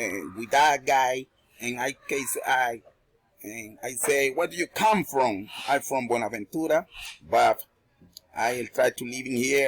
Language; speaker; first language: English; non-native, learner; Spanish